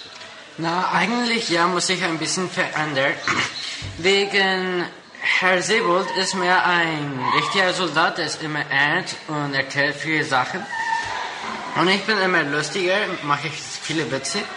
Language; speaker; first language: German; non-native, local second language; Spanish